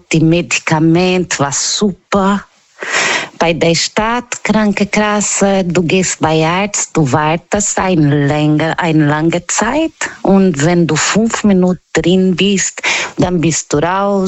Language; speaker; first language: German; non-native, learner; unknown